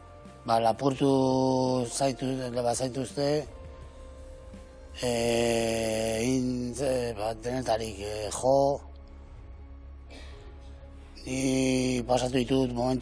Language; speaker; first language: Basque; native; Basque